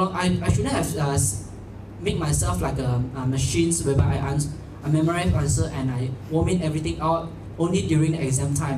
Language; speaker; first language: English; non-native, local second language; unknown